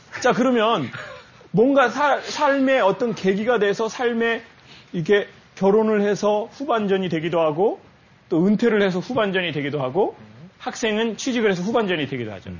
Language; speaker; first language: Korean; native; Korean